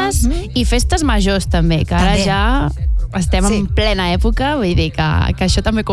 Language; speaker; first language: Catalan; native; Catalan